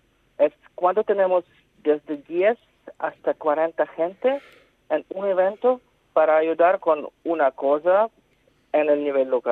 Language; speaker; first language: Spanish; non-native, fluent; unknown